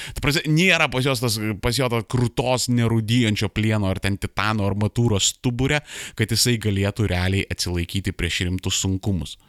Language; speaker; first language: Lithuanian; native; Lithuanian